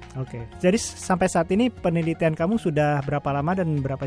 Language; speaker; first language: Indonesian; native; Indonesian